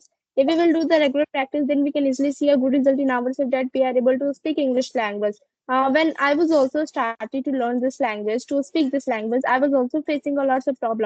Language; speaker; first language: English; non-native, learner; Hindi